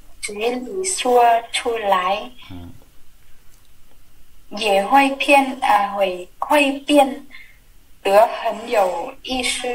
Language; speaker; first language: Chinese; non-native, learner; Vietnamese